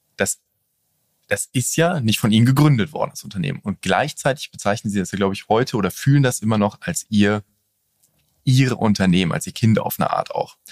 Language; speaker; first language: German; native; German